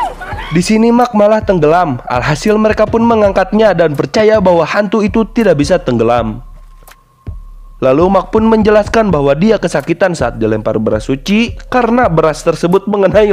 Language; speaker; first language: Indonesian; native; Indonesian